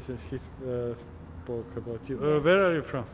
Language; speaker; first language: English; non-native, learner; Serbian